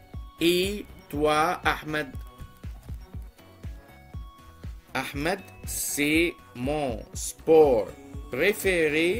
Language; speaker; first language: French; non-native, fluent; Arabic